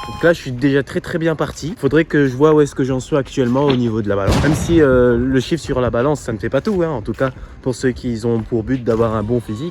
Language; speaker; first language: French; native; French